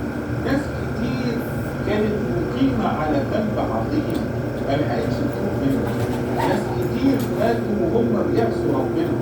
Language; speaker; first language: Arabic; native; Arabic